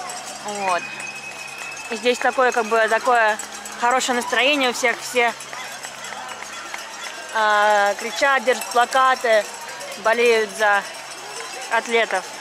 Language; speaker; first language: Russian; native; Russian